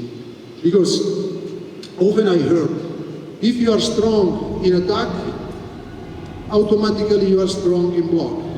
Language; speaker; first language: English; non-native, fluent; Italian